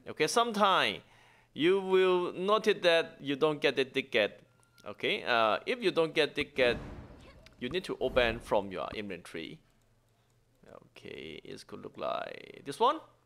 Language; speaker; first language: English; non-native, learner; Thai